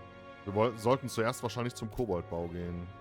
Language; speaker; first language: German; native; German